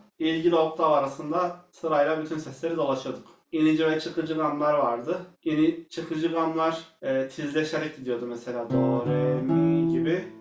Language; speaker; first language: Turkish; native; Turkish